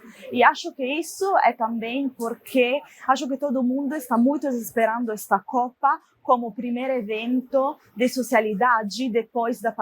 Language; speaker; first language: Portuguese; non-native, fluent; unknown